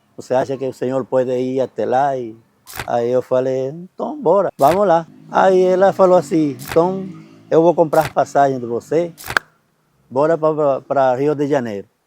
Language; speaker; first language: Portuguese; non-native, fluent; Spanish